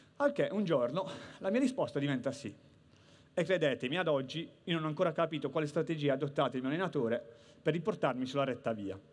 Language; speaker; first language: Italian; native; Italian